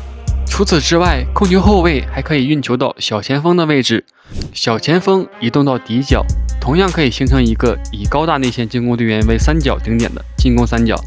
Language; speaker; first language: Chinese; native; Chinese